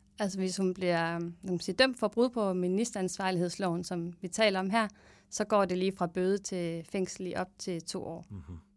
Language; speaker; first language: Danish; native; Danish